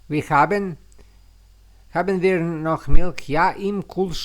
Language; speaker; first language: German; non-native, learner; Serbian